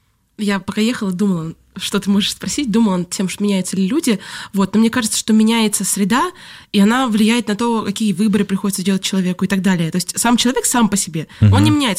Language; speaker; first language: Russian; native; Russian